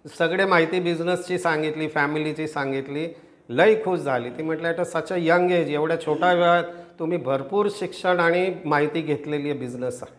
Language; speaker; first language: Marathi; non-native, local second language; Gujarati